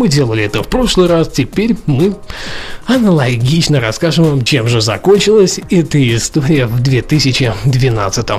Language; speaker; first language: Russian; native; Russian